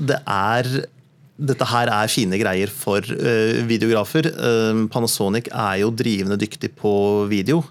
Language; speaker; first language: Norwegian; native; Norwegian